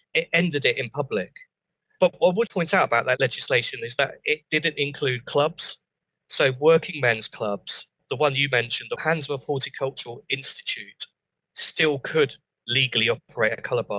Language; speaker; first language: English; native; English